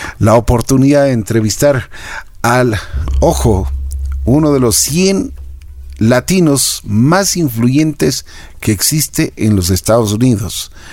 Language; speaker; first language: Spanish; native; Spanish